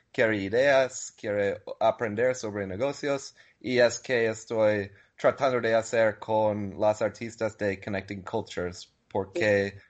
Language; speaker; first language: Spanish; non-native, learner; English